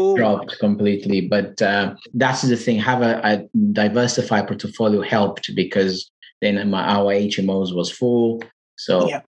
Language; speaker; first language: English; non-native, fluent; Portuguese